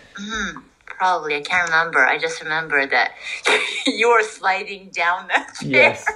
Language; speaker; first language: English; non-native, fluent; Japanese